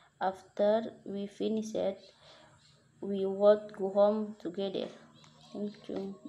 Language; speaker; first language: English; non-native, learner; Indonesian